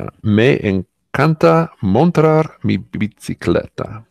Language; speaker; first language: Spanish; non-native, learner; English